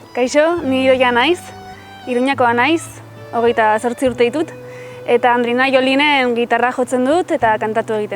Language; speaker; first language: Basque; non-native, local second language; Spanish